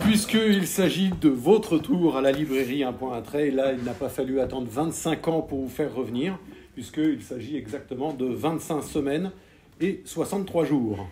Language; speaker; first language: French; native; French